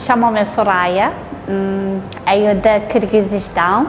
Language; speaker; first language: Portuguese; non-native, learner; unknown